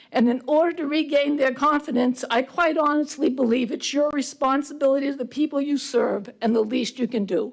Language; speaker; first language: English; native; English